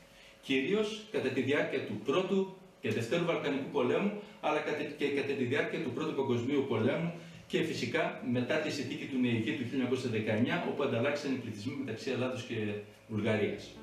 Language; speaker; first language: Greek; native; Greek